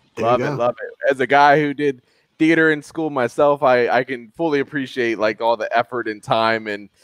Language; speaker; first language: English; native; English